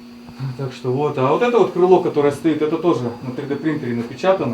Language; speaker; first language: Russian; native; Russian